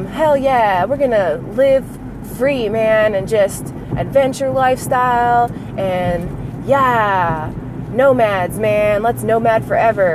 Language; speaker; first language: English; native; English